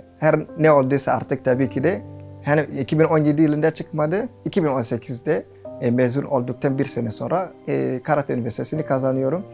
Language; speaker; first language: Turkish; non-native, fluent; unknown